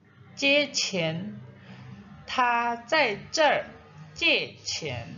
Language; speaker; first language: Chinese; non-native, fluent; Indonesian